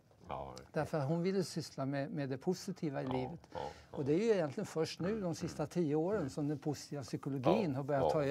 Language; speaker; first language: Swedish; native; Swedish